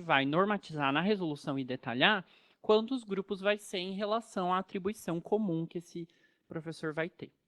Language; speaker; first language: Portuguese; native; Portuguese